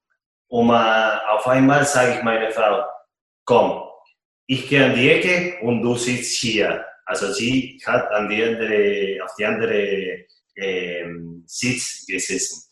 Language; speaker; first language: German; non-native, fluent; Spanish